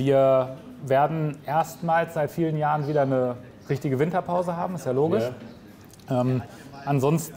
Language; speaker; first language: German; native; German